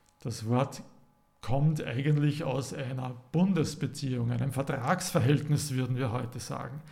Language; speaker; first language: German; native; German